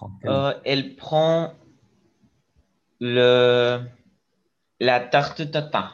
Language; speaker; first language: French; non-native, learner; Spanish